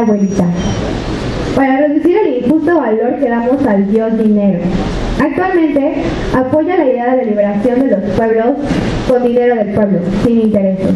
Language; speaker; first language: Spanish; native; Spanish